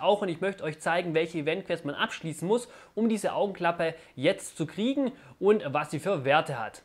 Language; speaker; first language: German; native; German